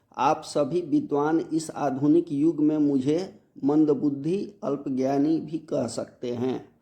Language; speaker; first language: Hindi; native; Hindi